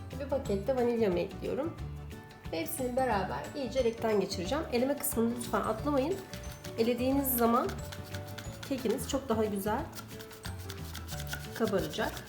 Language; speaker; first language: Turkish; native; Turkish